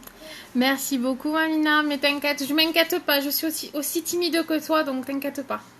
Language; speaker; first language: French; native; French